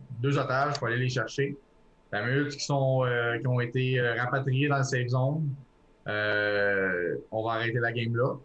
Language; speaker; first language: French; native; French